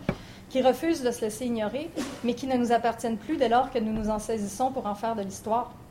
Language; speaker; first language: French; native; French